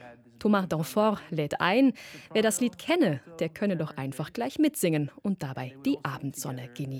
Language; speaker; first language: German; native; German